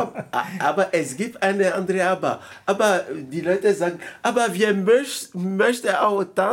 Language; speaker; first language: German; non-native, learner; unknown